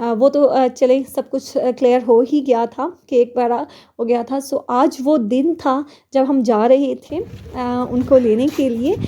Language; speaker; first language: Urdu; native; Urdu